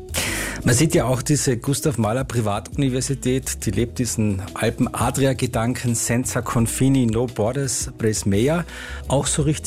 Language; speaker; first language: German; native; German